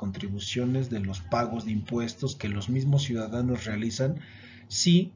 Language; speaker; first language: Spanish; native; Spanish